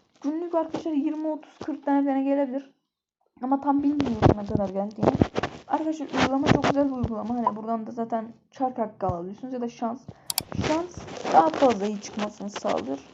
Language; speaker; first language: Turkish; native; Turkish